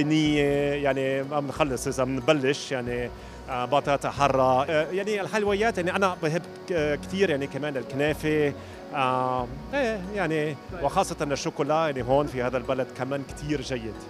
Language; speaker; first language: Arabic; non-native, fluent; German